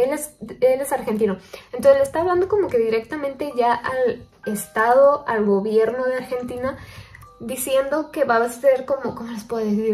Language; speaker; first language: Spanish; native; Spanish